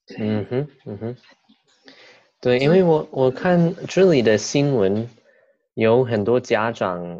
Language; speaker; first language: Chinese; non-native, fluent; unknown